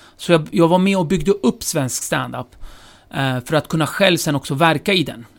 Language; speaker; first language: Swedish; early bilingual, other home language; Kurdish